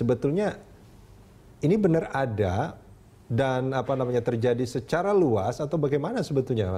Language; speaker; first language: Indonesian; native; Indonesian